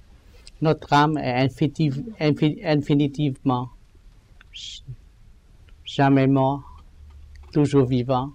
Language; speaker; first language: French; non-native, learner; Vietnamese